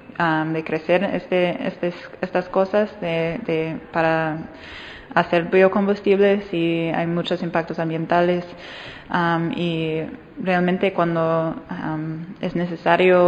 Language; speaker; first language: Spanish; non-native, fluent; English